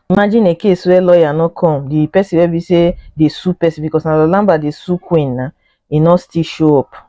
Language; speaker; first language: Nigerian Pidgin; native; Nigerian Pidgin